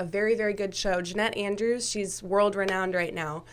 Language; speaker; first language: English; native; English